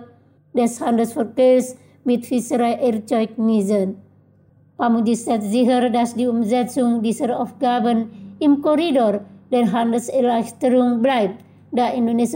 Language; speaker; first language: German; non-native, fluent; Indonesian